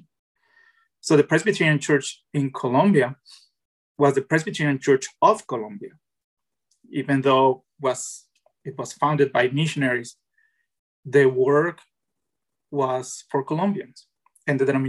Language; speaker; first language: English; non-native, fluent; Spanish